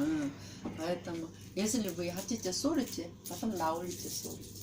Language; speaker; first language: Russian; non-native, learner; Korean